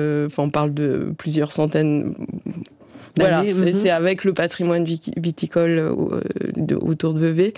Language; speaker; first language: French; native; French